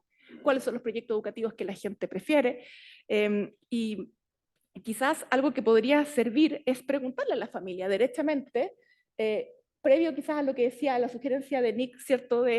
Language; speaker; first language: Spanish; native; Spanish